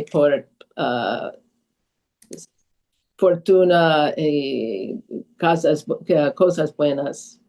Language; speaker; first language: Spanish; early bilingual, heritage; Spanish